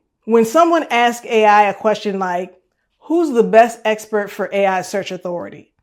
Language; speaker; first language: English; native; English